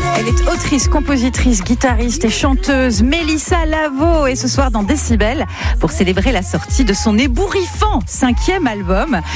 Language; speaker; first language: French; native; French